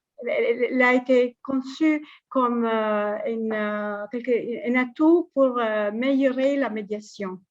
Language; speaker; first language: French; non-native, fluent; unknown